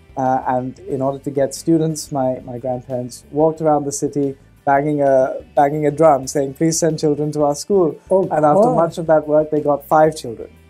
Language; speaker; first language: English; native; English